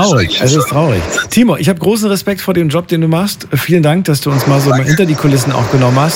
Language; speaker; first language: German; native; German